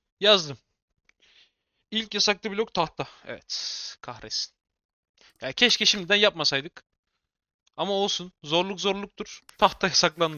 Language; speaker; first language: Turkish; native; Turkish